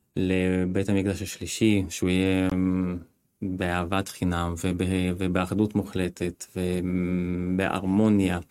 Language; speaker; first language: Hebrew; non-native, fluent; Russian